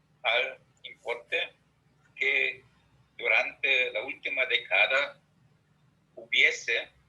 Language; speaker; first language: Spanish; non-native, fluent; German